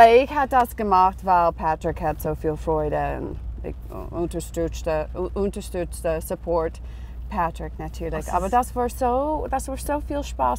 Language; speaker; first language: German; non-native, learner; English